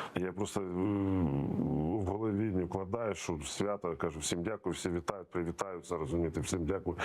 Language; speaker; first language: Ukrainian; non-native, local second language; Russian